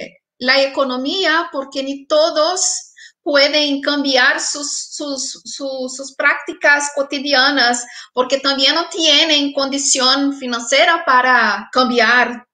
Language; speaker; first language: Spanish; non-native, fluent; Portuguese